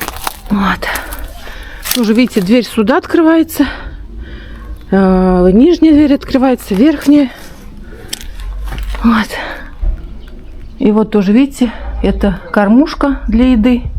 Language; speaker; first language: Russian; native; Russian